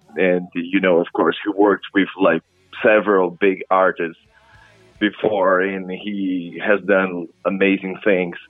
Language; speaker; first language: English; non-native, fluent; Portuguese